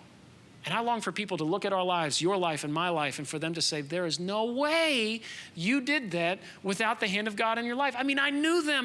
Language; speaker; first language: English; native; English